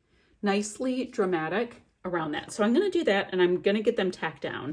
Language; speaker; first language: English; native; English